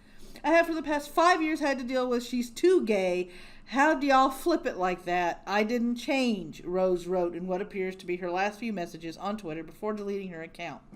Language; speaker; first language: English; native; English